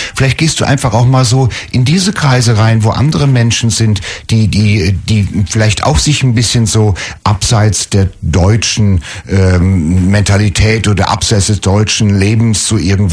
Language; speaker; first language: German; native; German